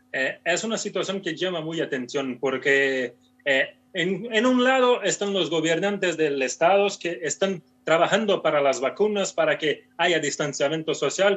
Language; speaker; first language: Spanish; non-native, fluent; Portuguese